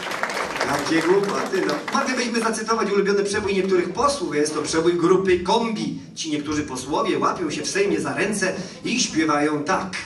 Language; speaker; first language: Polish; native; Polish